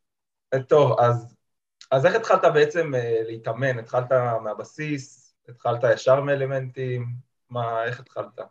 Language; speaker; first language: Hebrew; native; Hebrew